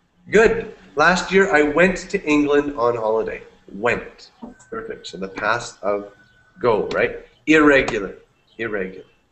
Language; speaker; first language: English; native; English